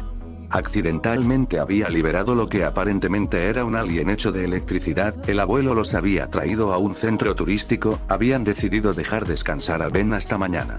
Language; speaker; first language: Spanish; native; Spanish